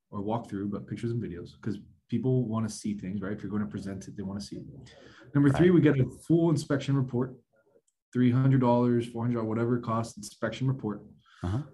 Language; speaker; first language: English; native; English